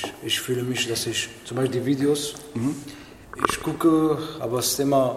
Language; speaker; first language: German; non-native, learner; Arabic